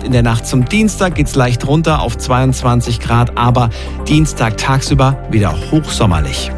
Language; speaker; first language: German; native; German